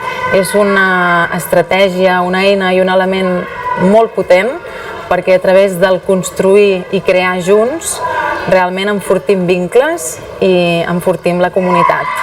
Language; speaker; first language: Catalan; native; Catalan